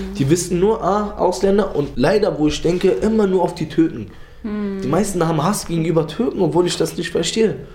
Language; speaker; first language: German; early bilingual, other home language; Turkish